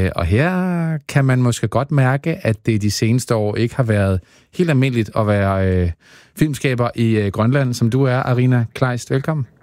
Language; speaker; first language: Danish; native; Danish